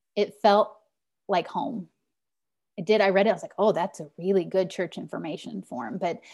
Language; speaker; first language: English; native; English